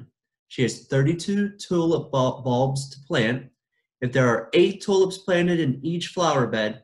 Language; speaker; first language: English; native; English